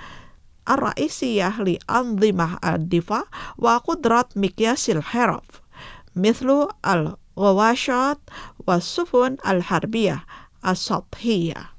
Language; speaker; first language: Arabic; non-native, fluent; Indonesian